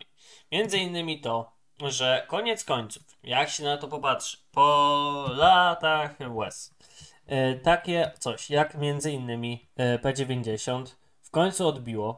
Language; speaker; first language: Polish; native; Polish